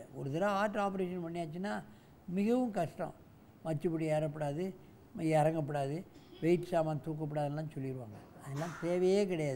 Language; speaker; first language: Tamil; native; Tamil